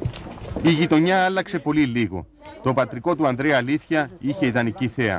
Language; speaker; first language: Greek; native; Greek